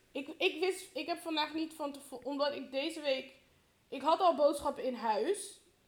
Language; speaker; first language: Dutch; early bilingual, heritage; Dutch